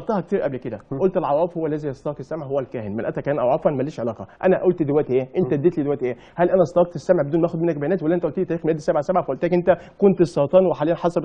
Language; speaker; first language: Arabic; native; Arabic